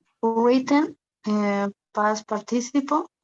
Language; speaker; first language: English; non-native, learner; Spanish